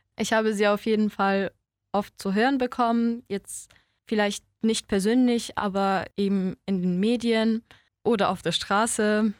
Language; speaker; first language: German; early bilingual, other home language; Polish